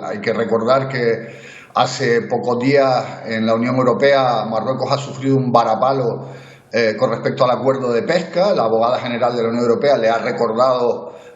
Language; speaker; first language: Spanish; native; Spanish